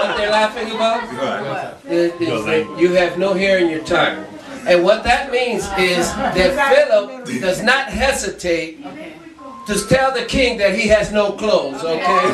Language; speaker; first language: English; non-native, fluent; Spanish